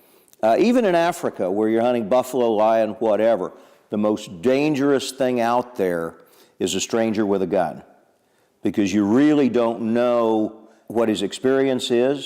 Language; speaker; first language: English; native; English